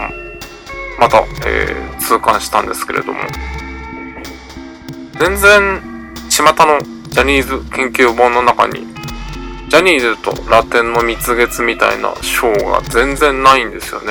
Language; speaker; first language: Japanese; native; Japanese